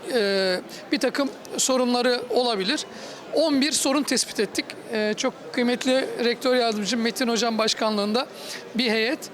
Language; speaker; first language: Turkish; native; Turkish